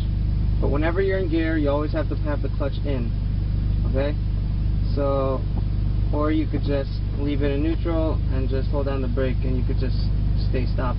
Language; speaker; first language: English; native; English